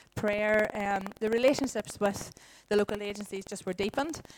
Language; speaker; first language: English; native; English